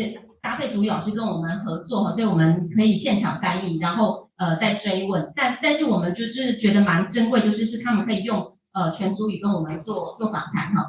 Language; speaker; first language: Chinese; native; Chinese